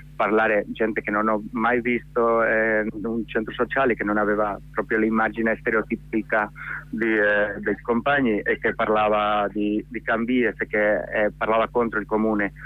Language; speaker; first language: Italian; non-native, fluent; Catalan